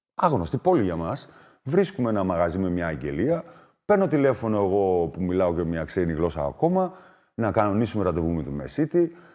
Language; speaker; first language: Greek; early bilingual, other home language; German